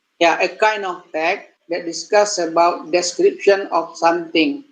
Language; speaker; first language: English; non-native, learner; Indonesian